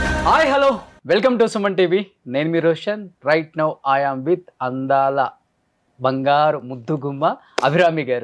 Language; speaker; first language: Telugu; native; Telugu